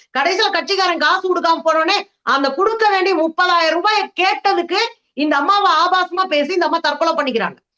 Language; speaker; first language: Tamil; native; Tamil